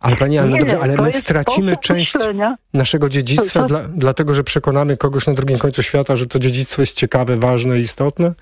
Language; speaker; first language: Polish; native; Polish